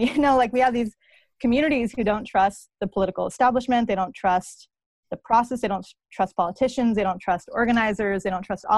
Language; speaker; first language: English; native; English